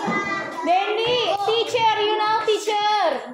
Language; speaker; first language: English; non-native, fluent; Indonesian